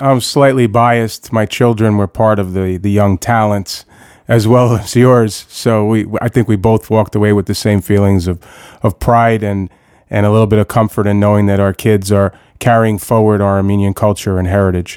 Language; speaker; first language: English; native; English